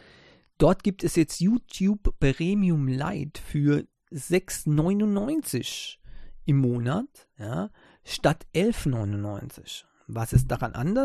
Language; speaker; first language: German; native; German